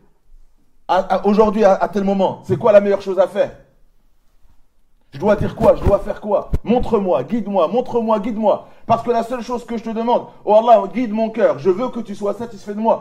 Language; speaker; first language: French; native; French